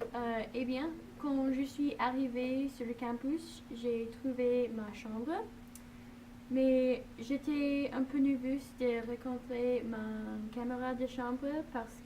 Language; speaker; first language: French; non-native, learner; English